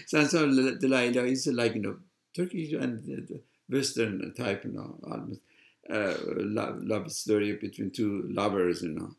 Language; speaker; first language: English; non-native, fluent; Persian